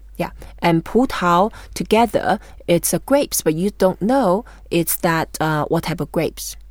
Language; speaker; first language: English; non-native, fluent; Chinese